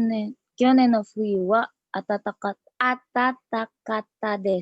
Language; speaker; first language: Japanese; non-native, learner; Indonesian